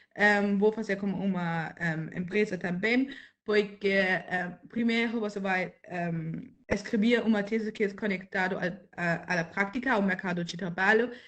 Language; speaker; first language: Portuguese; non-native, fluent; German